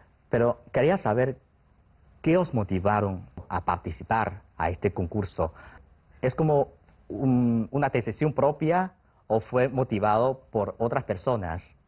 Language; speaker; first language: Spanish; non-native, fluent; Chinese